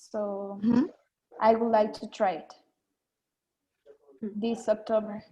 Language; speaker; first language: English; non-native, learner; Spanish